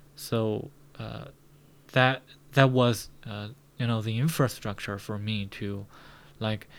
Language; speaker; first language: English; non-native, fluent; Chinese